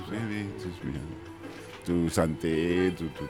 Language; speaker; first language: French; non-native, learner; Tamil